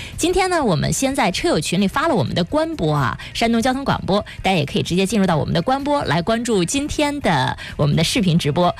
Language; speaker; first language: Chinese; native; Chinese